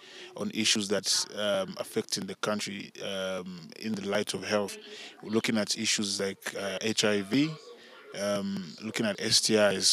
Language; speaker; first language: English; non-native, local second language; Bemba